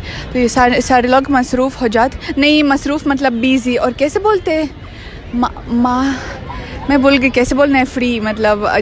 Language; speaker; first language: Hindi; non-native, fluent; Russian